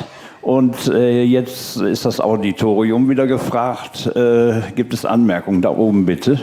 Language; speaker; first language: German; native; German